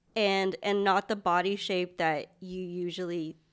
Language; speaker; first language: English; early bilingual, other home language; Filipino